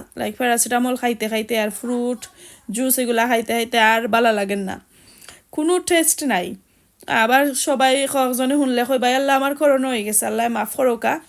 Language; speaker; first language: Bangla; native; Bangla